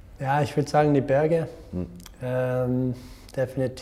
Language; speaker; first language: German; non-native, fluent; English